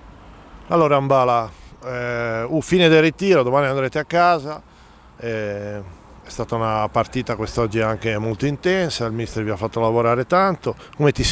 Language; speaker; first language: Italian; native; Italian